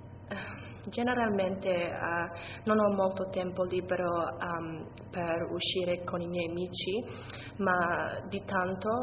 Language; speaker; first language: Italian; non-native, learner; English